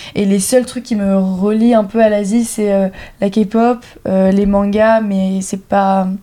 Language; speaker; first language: French; native; French